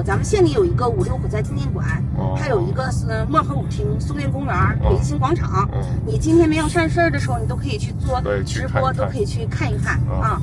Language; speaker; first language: Chinese; native; Chinese